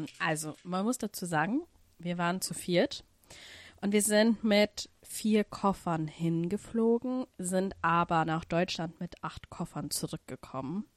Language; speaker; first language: German; early bilingual, other home language; Russian